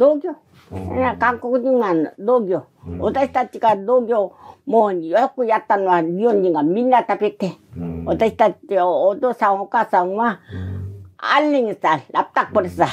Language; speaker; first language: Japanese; non-native, learner; Korean